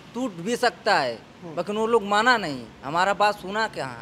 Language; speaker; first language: Hindi; native; Hindi